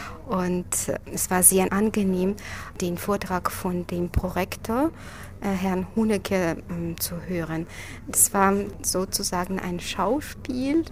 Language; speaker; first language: German; non-native, fluent; Russian